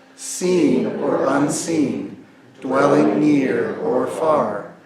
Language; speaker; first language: English; native; English